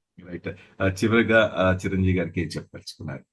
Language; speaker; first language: Telugu; native; Telugu